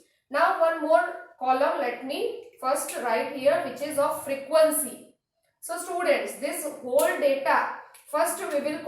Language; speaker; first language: English; non-native, local second language; Hindi